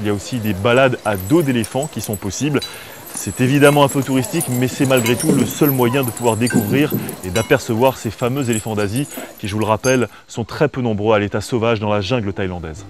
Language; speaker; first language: French; native; French